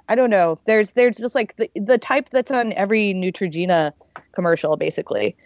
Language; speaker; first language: English; native; English